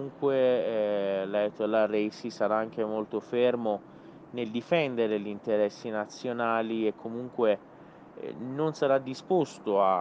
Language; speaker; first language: Italian; non-native, fluent; Persian